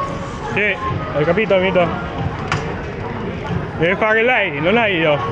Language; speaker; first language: Italian; non-native, learner; Filipino